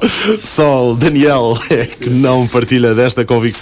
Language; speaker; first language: Portuguese; native; Portuguese